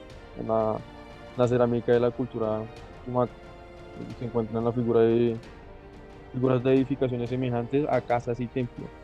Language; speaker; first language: Spanish; native; Spanish